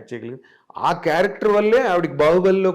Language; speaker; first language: Telugu; native; Telugu